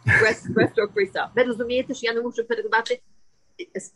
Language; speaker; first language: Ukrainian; early bilingual, heritage; Ukrainian